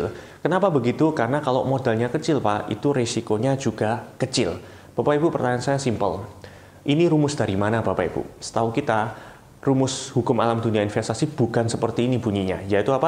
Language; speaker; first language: Indonesian; native; Indonesian